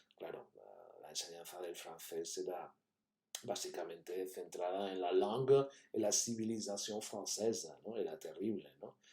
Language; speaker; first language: Spanish; non-native, local second language; Catalan